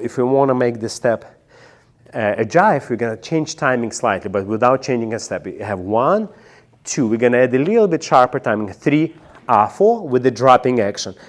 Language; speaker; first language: English; non-native, fluent; Russian